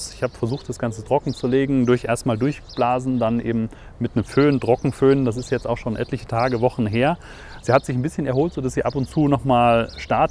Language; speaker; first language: German; native; German